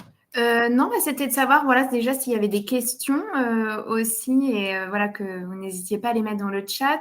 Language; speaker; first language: French; native; French